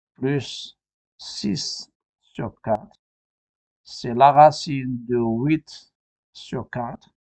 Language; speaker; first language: French; non-native, local second language; Arabic